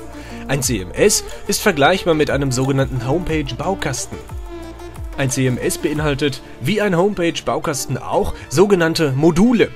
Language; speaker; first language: German; native; German